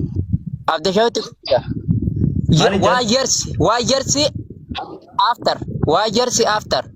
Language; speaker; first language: English; non-native, learner; Oromo